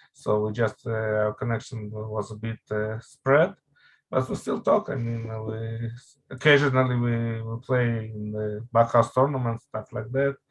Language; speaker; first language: English; non-native, fluent; Russian